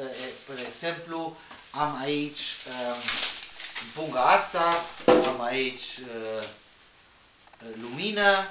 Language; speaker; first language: Romanian; non-native, learner; Spanish